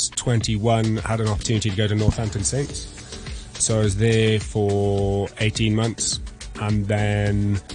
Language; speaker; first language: English; native; English